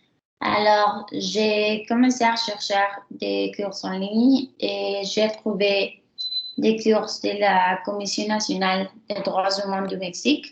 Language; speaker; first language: French; non-native, learner; Spanish